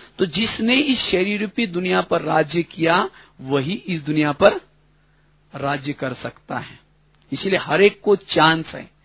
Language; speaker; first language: Hindi; non-native, local second language; Marathi